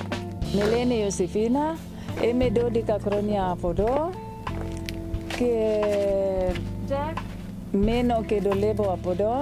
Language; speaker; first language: Greek; non-native, learner; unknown